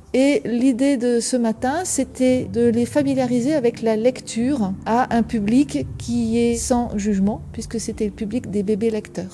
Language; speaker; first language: French; native; French